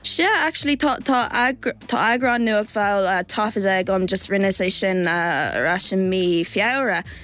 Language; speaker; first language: Irish; non-native, local second language; English